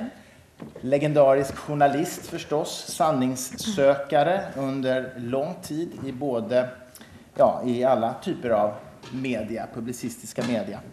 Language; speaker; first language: Swedish; native; Swedish